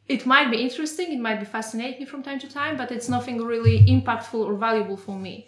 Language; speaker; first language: English; non-native, fluent; Polish